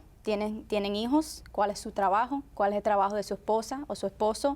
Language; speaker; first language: Spanish; early bilingual, heritage; Spanish